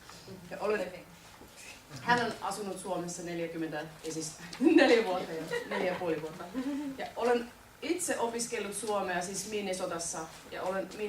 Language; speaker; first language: Finnish; non-native, fluent; English